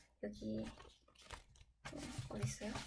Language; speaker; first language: Korean; non-native, learner; English